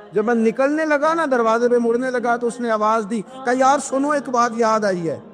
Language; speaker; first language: Urdu; non-native, local second language; Punjabi